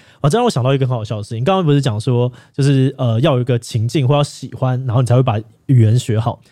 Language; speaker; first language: Chinese; native; Chinese